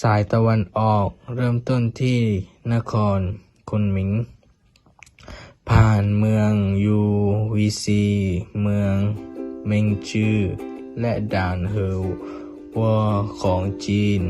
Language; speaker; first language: Thai; native; Thai